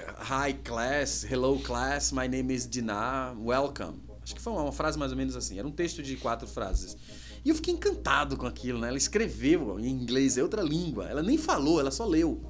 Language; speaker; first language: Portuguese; native; Portuguese